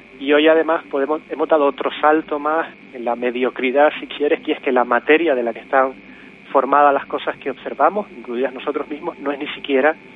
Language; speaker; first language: Spanish; native; Spanish